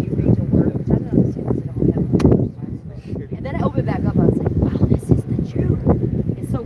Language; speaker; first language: English; native; English